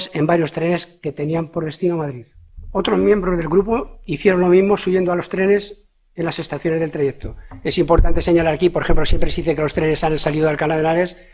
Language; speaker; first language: Spanish; native; Spanish